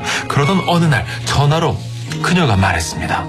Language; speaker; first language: Korean; native; Korean